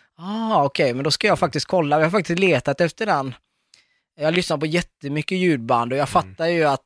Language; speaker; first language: Swedish; early bilingual, other home language; Arabic